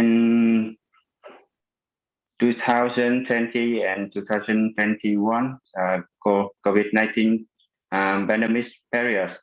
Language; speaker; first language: English; non-native, fluent; Vietnamese